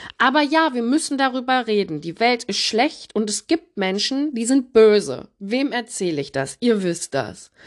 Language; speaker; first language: German; early bilingual, other home language; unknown